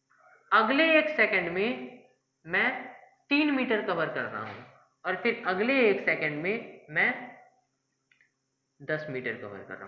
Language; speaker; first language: Hindi; native; Hindi